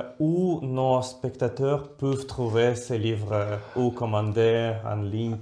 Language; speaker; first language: French; non-native, fluent; Russian